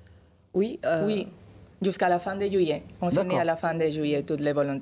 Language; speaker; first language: French; non-native, learner; Spanish